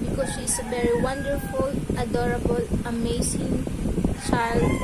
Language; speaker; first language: English; non-native, local second language; Filipino